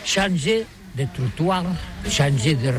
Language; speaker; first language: French; non-native, learner; Catalan